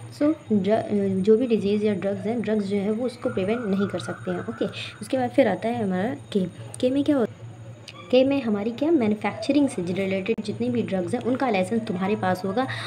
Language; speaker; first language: Hindi; native; Hindi